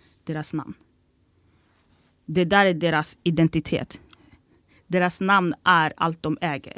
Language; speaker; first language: Swedish; early bilingual, other home language; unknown